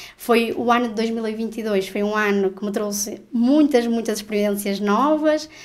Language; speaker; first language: Portuguese; native; Portuguese